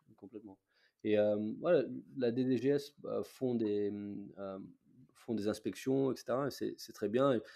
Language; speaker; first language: French; non-native, fluent; English